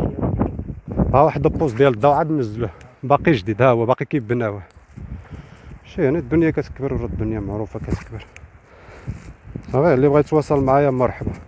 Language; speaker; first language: Arabic; native; Arabic